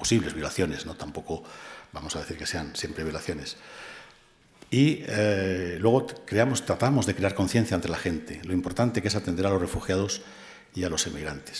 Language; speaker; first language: Spanish; native; Spanish